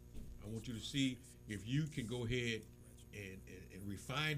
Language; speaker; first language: English; native; English